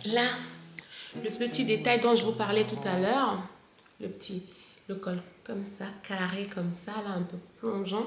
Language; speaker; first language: French; native; French